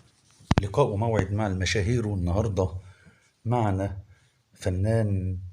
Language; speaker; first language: Arabic; native; Arabic